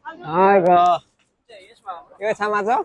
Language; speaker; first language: Korean; non-native, learner; Nepali